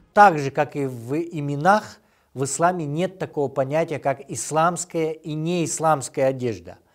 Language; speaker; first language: Russian; non-native, local second language; Kyrgyz